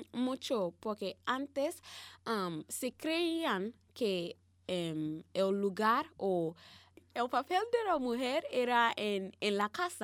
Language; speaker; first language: Spanish; non-native, learner; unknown